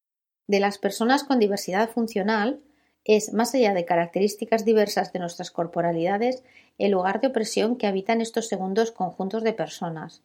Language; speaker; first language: Spanish; native; Spanish